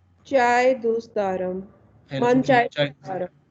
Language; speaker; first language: Persian; non-native, learner; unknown